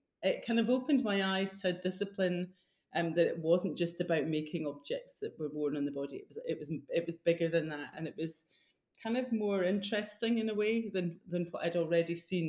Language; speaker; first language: English; native; English